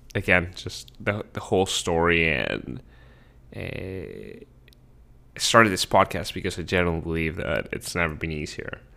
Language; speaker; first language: English; early bilingual, other home language; Spanish